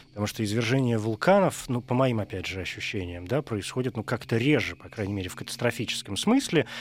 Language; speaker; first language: Russian; native; Russian